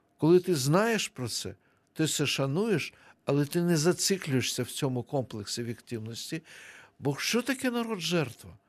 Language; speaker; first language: Ukrainian; non-native, local second language; Russian